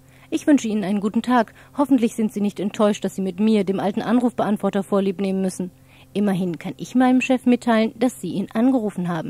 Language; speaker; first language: German; native; German